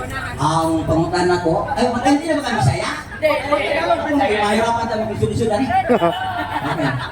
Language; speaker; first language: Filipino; non-native, local second language; Cebuano